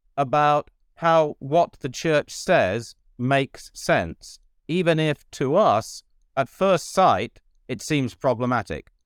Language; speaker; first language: English; native; English